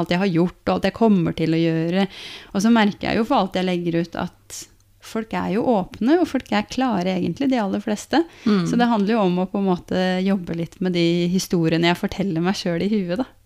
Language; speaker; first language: Norwegian; native; Norwegian